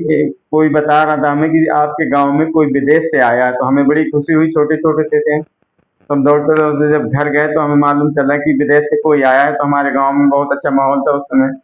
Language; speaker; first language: Hindi; native; Hindi